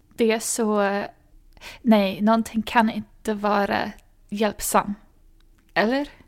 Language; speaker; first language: Swedish; non-native, fluent; English